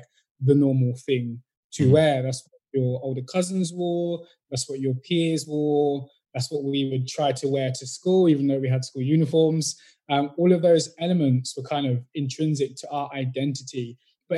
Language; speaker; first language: English; native; English